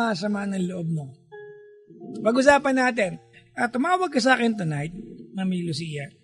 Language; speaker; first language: Filipino; native; Filipino